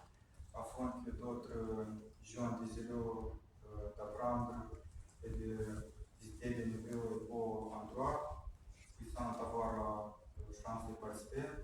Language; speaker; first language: French; non-native, fluent; Romanian